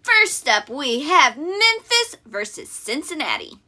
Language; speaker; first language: English; native; English